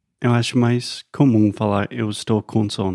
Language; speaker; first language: Portuguese; non-native, fluent; English